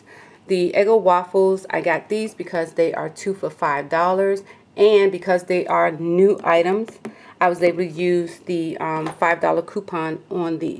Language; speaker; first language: English; native; English